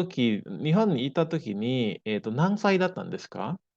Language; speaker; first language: Japanese; non-native, fluent; Indonesian